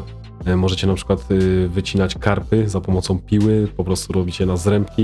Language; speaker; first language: Polish; native; Polish